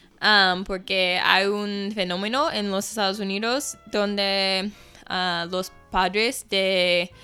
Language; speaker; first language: Spanish; non-native, fluent; English